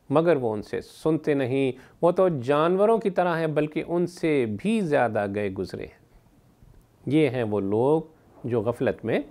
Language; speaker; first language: Urdu; native; Urdu